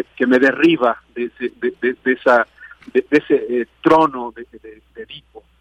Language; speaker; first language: Spanish; native; Spanish